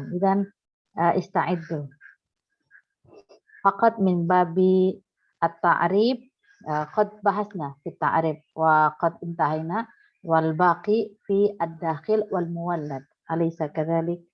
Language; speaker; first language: Arabic; non-native, fluent; Indonesian